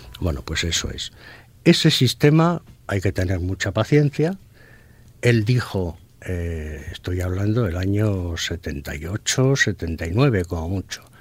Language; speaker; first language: Spanish; native; Spanish